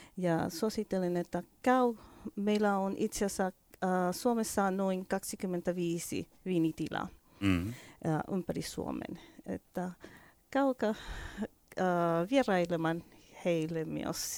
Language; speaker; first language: Finnish; non-native, learner; Spanish